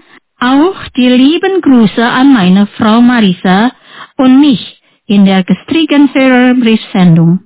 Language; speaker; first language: German; non-native, fluent; Indonesian